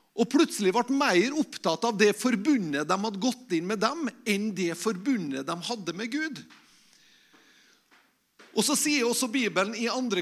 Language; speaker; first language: Norwegian; native; Norwegian